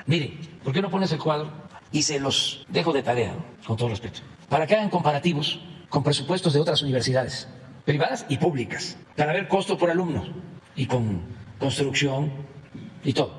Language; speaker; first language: Spanish; native; Spanish